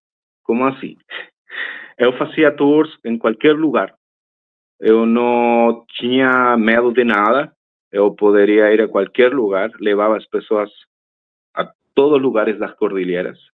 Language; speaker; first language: Portuguese; non-native, fluent; Spanish